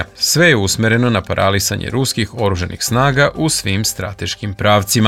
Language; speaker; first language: Serbian; native; Serbian